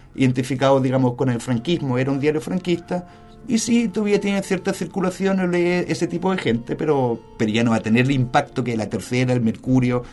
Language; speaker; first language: Spanish; early bilingual, other home language; German